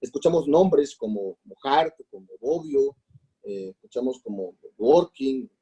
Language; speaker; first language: Spanish; native; Spanish